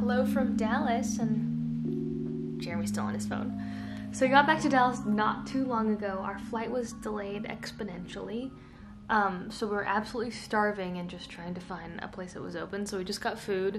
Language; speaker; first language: English; native; English